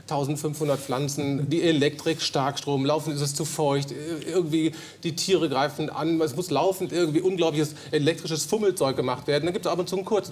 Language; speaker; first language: German; native; German